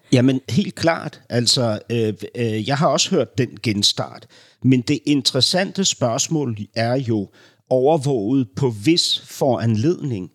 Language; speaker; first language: Danish; native; Danish